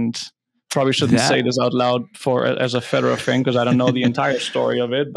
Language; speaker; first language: English; non-native, fluent; German